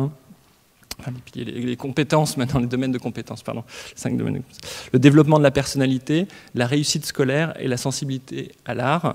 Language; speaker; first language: French; native; French